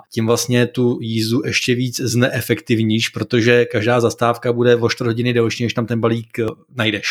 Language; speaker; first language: Czech; native; Czech